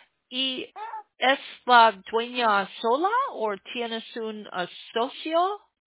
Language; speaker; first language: Spanish; non-native, learner; English